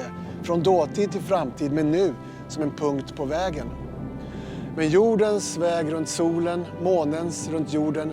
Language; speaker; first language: Swedish; native; Swedish